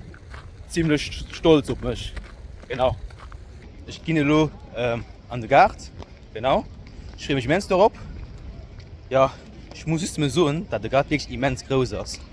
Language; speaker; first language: German; non-native, local second language; Luxembourgish